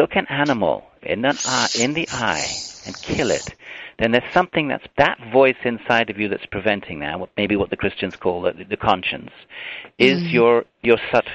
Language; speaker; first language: English; native; English